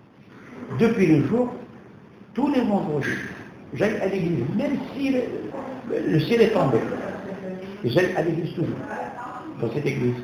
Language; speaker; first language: French; non-native, local second language; Kabyle